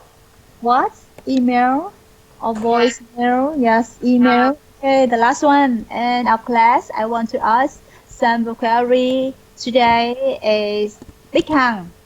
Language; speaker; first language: English; non-native, fluent; Vietnamese